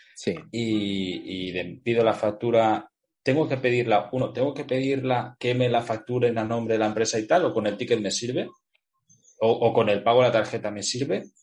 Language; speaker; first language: Spanish; native; Spanish